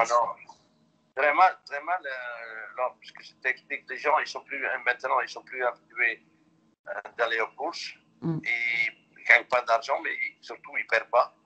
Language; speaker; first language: French; non-native, local second language; Dutch